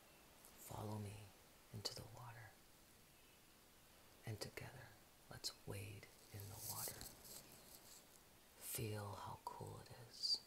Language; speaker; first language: English; native; English